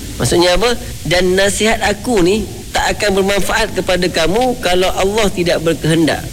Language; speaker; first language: Malay; native; Malay